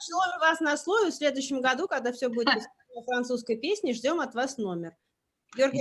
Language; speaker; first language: Russian; native; Russian